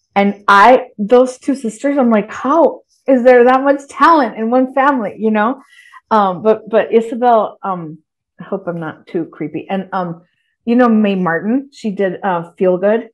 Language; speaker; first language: English; early bilingual, other home language; Spanish